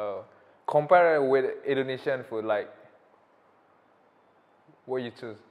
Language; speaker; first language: English; non-native, learner; Indonesian